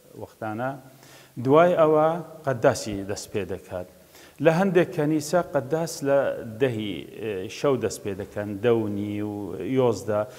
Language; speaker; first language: Central Kurdish; non-native, local second language; Assyrian Neo-Aramaic